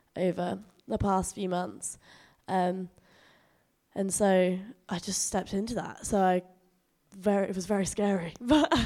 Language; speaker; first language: English; native; English